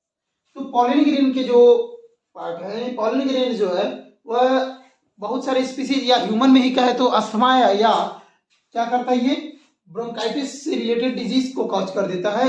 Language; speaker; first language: Hindi; native; Hindi